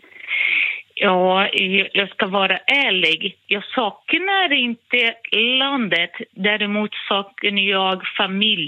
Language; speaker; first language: Swedish; non-native, fluent; Portuguese